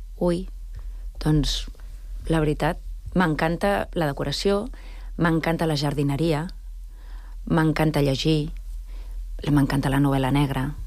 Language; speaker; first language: Catalan; non-native, local second language; Spanish